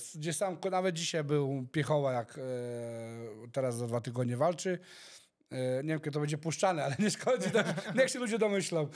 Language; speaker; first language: Polish; early bilingual, heritage; Polish